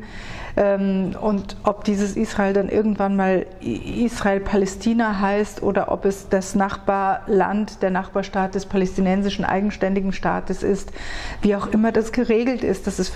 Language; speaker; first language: German; early bilingual, other home language; Hebrew